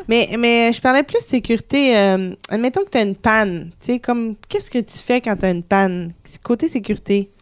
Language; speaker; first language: French; native; French